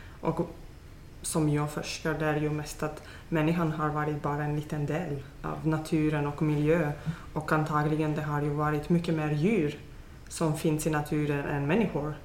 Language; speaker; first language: Swedish; non-native, fluent; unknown